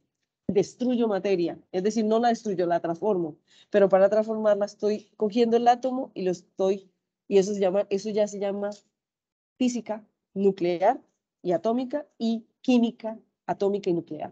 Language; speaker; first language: Spanish; native; Spanish